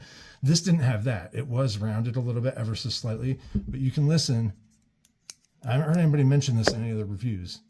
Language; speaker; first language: English; native; English